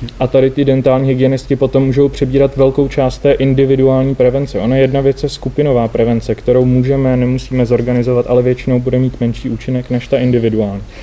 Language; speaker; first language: Czech; native; Czech